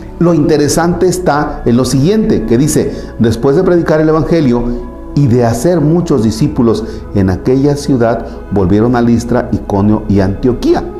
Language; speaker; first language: Spanish; native; Spanish